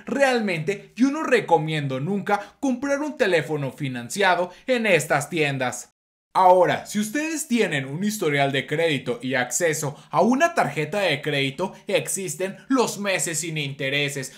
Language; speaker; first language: Spanish; native; Spanish